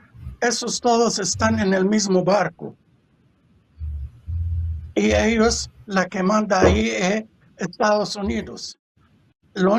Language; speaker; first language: Spanish; non-native, fluent; Arabic